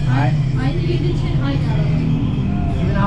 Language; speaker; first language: Turkish; non-native, fluent; Persian